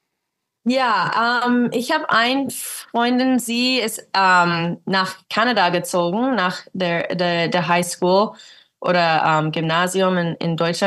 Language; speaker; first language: German; early bilingual, heritage; English